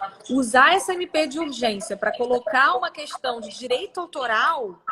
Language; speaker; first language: Portuguese; native; Portuguese